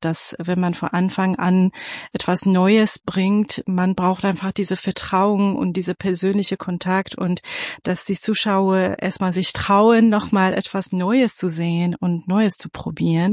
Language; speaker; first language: German; non-native, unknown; Persian